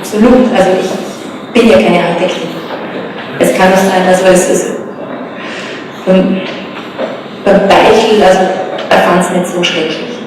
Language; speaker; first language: German; native; German